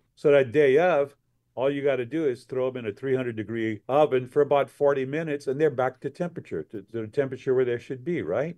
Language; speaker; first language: English; early bilingual, other home language; French